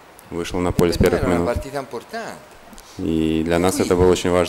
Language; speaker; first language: Russian; native; Russian